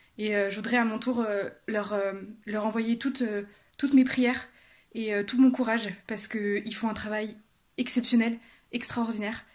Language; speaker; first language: French; native; French